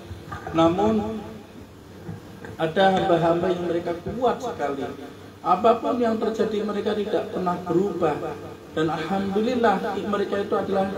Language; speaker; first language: Indonesian; native; Indonesian